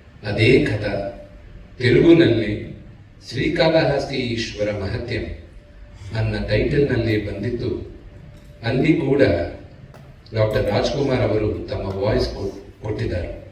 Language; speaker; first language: Kannada; non-native, local second language; Telugu